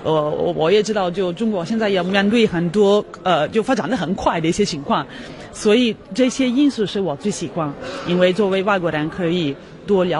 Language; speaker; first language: Chinese; non-native, fluent; Italian